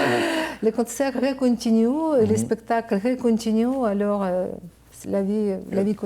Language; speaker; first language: French; non-native, learner; Ukrainian